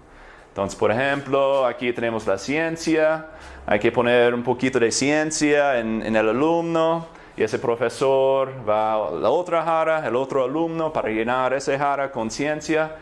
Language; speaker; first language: Spanish; non-native, fluent; English